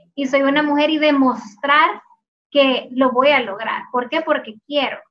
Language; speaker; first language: Spanish; native; Spanish